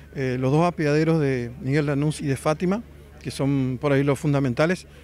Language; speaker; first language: Spanish; native; Spanish